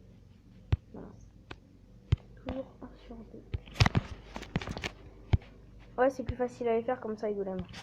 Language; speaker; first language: French; native; French